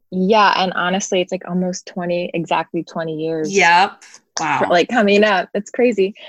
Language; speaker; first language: English; native; English